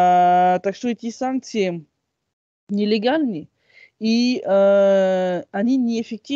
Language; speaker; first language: Russian; non-native, fluent; French